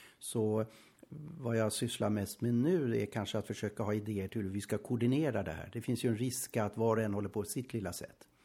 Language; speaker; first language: Swedish; native; Swedish